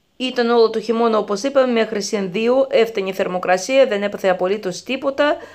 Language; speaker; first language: Greek; non-native, fluent; Russian